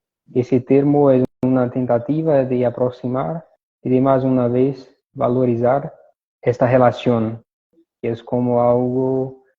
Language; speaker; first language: Spanish; non-native, fluent; Portuguese